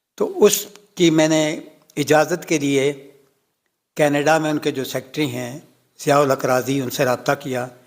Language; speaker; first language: Urdu; non-native, local second language; Punjabi